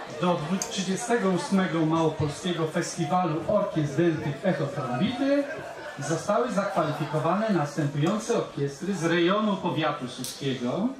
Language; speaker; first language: Polish; native; Polish